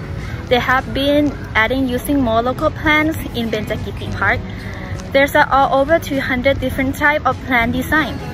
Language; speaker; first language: English; non-native, learner; Thai